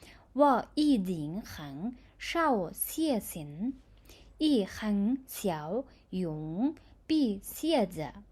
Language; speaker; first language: Chinese; non-native, fluent; Mongolian